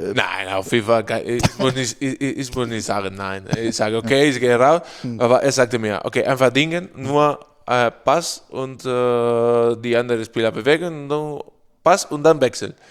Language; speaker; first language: German; non-native, learner; Spanish